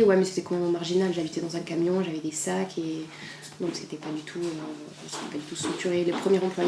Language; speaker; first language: French; native; French